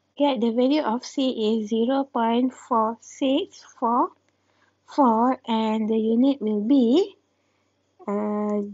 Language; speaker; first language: English; non-native, local second language; Malay